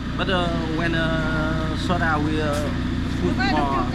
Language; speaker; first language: English; non-native, learner; Vietnamese